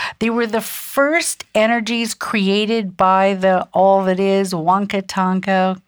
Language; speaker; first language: English; early bilingual, other home language; German